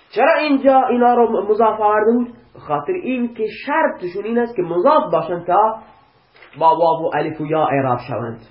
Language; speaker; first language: Persian; non-native, local second language; Baluchi